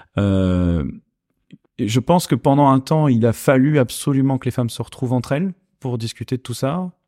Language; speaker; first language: French; native; French